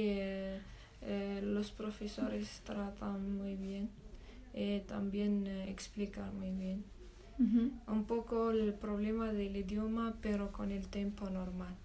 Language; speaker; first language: Spanish; non-native, learner; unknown